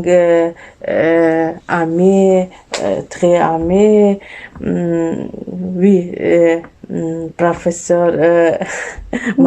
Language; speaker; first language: French; non-native, learner; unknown